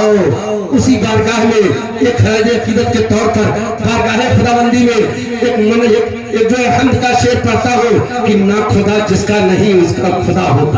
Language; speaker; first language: Hindi; native; Hindi